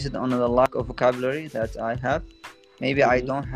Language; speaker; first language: English; non-native, fluent; Arabic